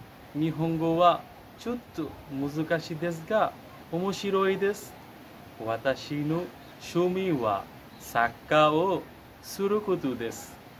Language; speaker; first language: Japanese; non-native, learner; Bangla